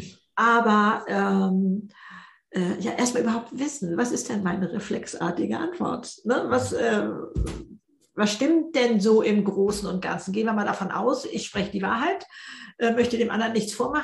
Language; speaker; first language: German; native; German